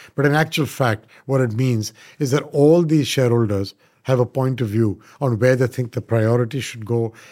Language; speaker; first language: English; non-native, local second language; Punjabi